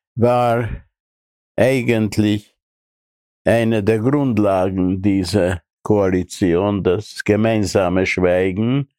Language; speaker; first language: German; non-native, fluent; Hungarian